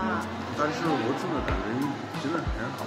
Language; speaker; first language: Chinese; non-native, fluent; English